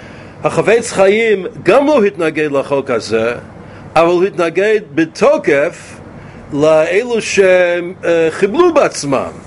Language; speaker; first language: Hebrew; non-native, fluent; English